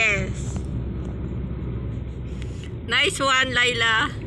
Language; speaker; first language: English; non-native, learner; Filipino